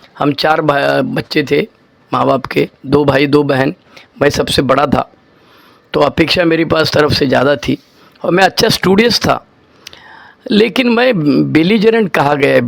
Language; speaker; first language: Hindi; non-native, local second language; Marathi